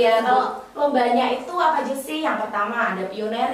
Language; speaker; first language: Indonesian; native; Indonesian